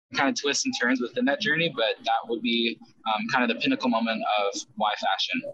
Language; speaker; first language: English; native; English